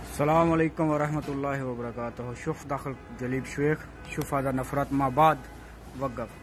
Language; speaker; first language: Arabic; non-native, learner; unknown